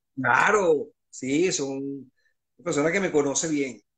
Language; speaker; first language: Spanish; native; Spanish